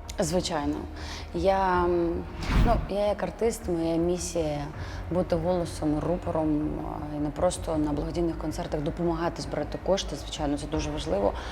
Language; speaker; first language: Ukrainian; non-native, local second language; Russian